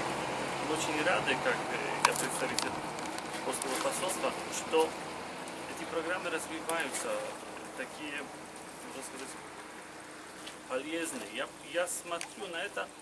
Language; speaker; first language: Russian; non-native, fluent; Polish